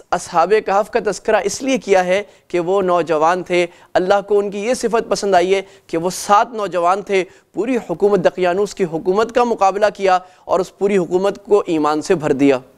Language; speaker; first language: Urdu; native; Urdu